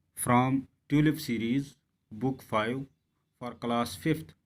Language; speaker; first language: English; non-native, local second language; Urdu